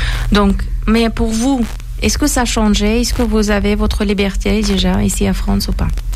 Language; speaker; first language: French; non-native, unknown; Persian